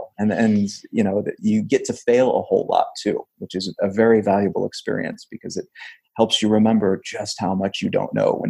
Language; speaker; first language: English; native; English